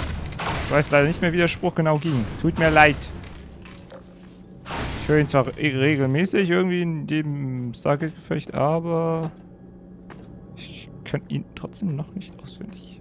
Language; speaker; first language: German; native; German